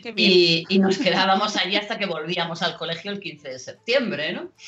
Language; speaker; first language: Spanish; native; Spanish